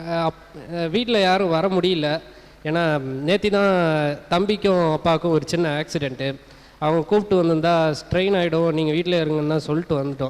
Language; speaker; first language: Tamil; native; Tamil